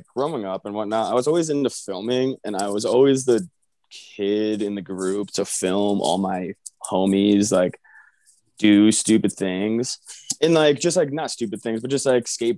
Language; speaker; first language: English; native; English